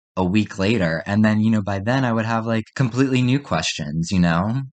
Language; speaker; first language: English; native; English